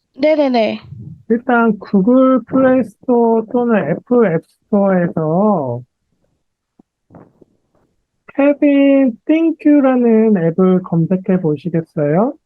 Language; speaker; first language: Korean; native; Korean